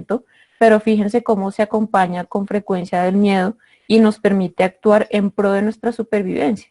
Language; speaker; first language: Spanish; native; Spanish